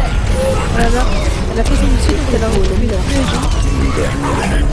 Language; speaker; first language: French; native; French